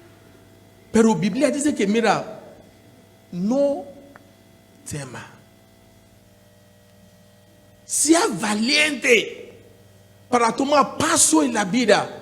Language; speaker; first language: Spanish; non-native, learner; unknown